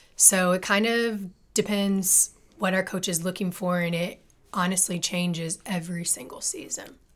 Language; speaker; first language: English; native; English